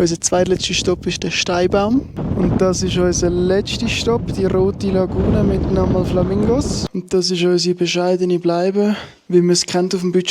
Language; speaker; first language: German; native; German